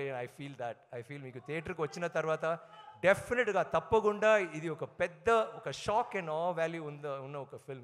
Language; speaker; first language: Telugu; non-native, fluent; Tamil